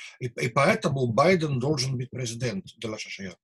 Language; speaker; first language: Russian; non-native, learner; Dutch